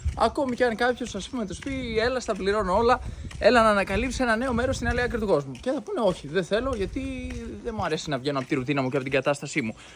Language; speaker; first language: Greek; native; Greek